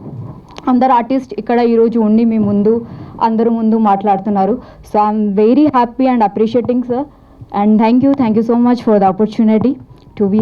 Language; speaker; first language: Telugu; non-native, fluent; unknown